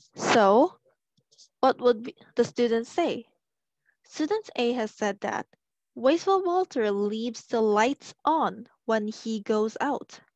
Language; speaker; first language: English; non-native, local second language; Chinese